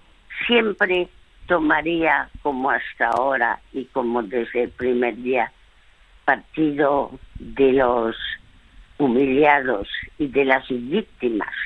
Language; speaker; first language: Spanish; early bilingual, other home language; French